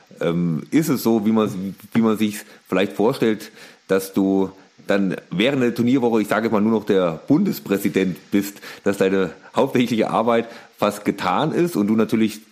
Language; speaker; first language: German; native; German